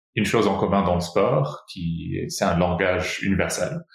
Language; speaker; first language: French; non-native, fluent; Portuguese